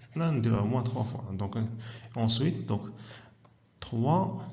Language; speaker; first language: French; non-native, local second language; Arabic